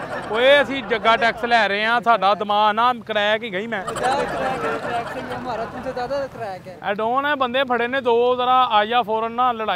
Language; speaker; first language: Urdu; non-native, local second language; Punjabi